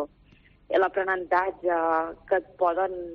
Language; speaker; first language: Catalan; native; Catalan